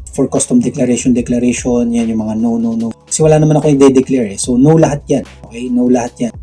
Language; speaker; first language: Filipino; non-native, local second language; Cebuano